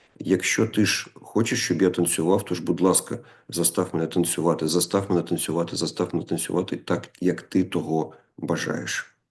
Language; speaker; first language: Ukrainian; non-native, local second language; Russian